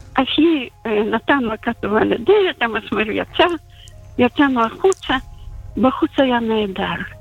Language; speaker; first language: Hebrew; non-native, fluent; Russian